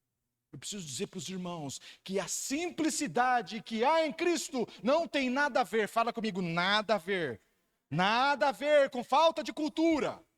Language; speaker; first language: Portuguese; native; Portuguese